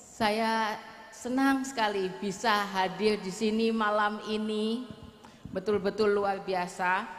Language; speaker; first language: Indonesian; native; Indonesian